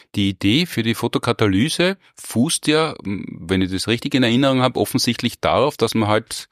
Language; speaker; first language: German; native; German